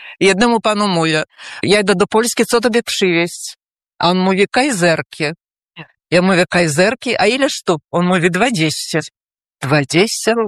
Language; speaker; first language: Polish; early bilingual, heritage; Polish